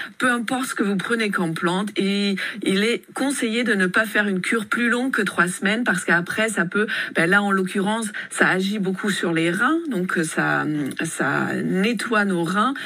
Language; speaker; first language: French; native; French